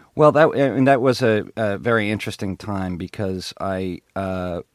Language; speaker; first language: English; native; English